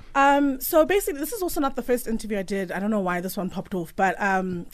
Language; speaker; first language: English; native; English